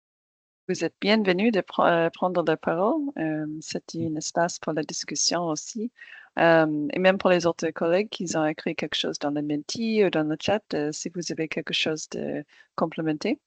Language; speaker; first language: French; non-native, fluent; English